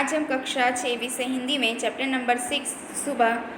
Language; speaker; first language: Hindi; non-native, local second language; Gujarati